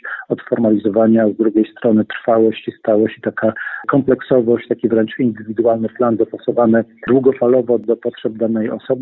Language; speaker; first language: Polish; native; Polish